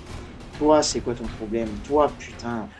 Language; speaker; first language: French; native; French